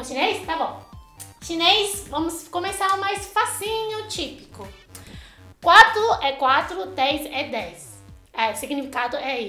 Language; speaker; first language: Portuguese; non-native, fluent; Chinese